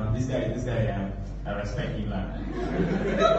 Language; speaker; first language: English; non-native, local second language; Tamil